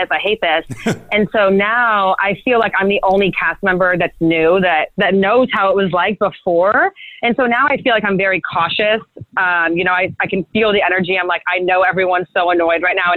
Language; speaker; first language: English; native; English